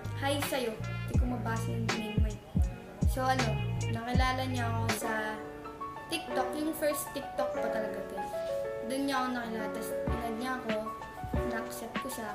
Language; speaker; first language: Filipino; native; Filipino